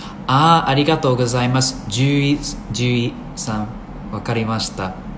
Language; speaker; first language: Japanese; non-native, fluent; English